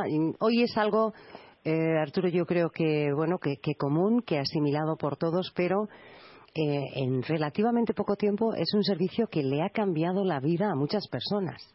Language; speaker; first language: Spanish; native; Spanish